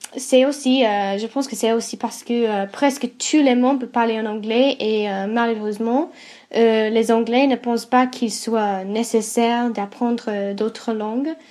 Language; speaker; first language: French; non-native, fluent; English